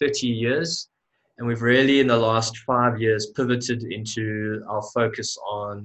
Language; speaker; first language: English; native; English